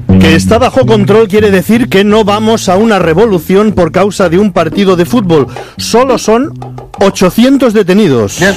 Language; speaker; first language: Spanish; native; Spanish